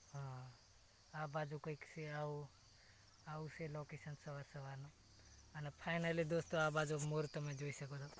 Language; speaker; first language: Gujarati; non-native, local second language; Rathawi